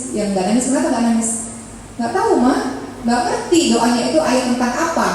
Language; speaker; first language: Indonesian; native; Indonesian